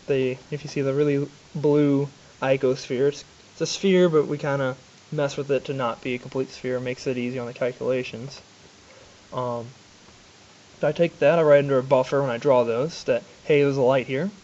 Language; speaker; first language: English; native; English